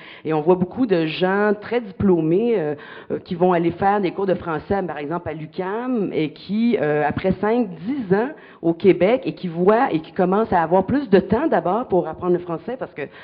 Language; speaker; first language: French; native; French